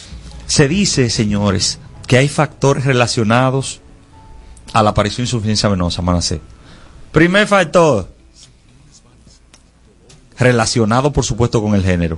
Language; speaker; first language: Spanish; native; Spanish